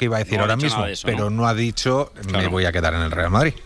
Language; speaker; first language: Spanish; native; Spanish